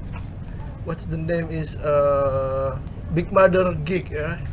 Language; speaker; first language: English; non-native, learner; Indonesian